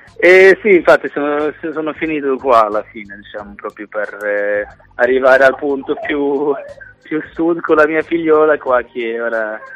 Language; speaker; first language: Italian; non-native, fluent; Norwegian